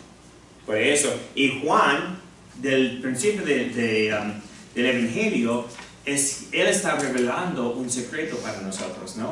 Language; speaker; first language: Spanish; non-native, fluent; English